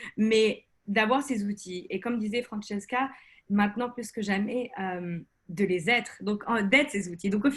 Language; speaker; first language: French; native; French